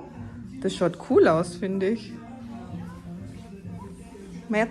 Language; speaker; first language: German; non-native, fluent; Filipino